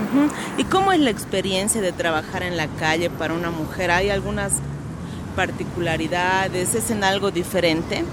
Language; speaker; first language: Spanish; native; Spanish